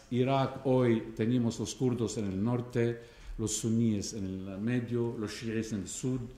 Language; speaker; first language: Spanish; non-native, fluent; Arabic